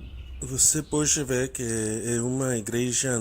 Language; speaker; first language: Portuguese; non-native, learner; English